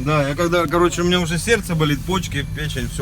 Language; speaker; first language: Russian; native; Russian